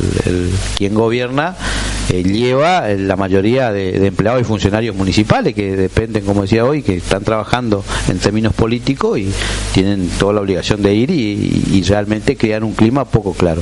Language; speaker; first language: Spanish; native; Spanish